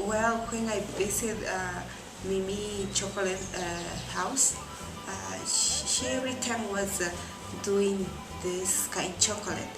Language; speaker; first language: English; non-native, learner; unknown